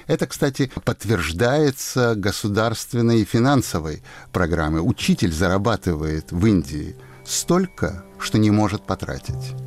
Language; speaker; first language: Russian; native; Russian